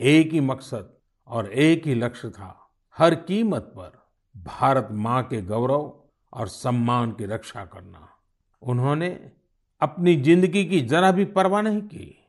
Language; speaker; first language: Hindi; non-native, local second language; Gujarati